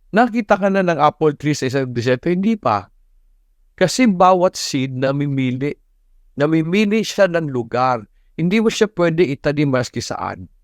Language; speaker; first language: Filipino; non-native, local second language; Cebuano